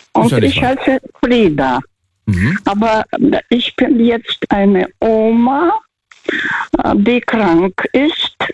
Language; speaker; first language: German; non-native, fluent; Russian